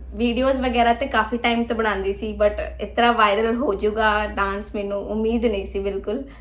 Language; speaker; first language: Punjabi; early bilingual, heritage; Punjabi